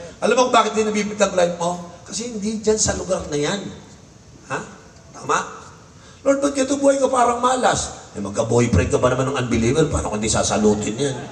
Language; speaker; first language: Filipino; native; Filipino